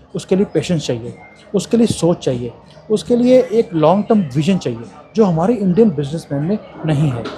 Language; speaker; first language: Hindi; native; Hindi